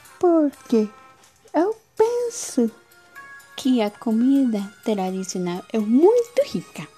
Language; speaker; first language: Portuguese; non-native, learner; Spanish